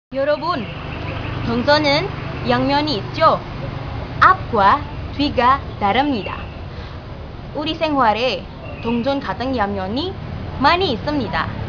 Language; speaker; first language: Korean; non-native, learner; Indonesian